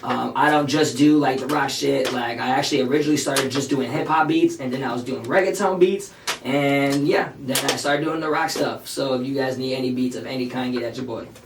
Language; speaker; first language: English; early bilingual, other home language; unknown